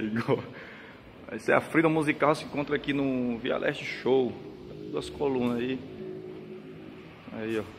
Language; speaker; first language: Portuguese; native; Portuguese